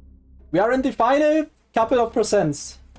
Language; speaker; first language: English; non-native, fluent; German